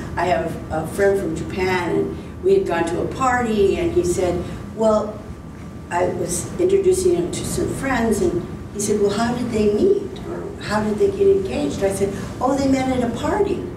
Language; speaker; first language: English; native; English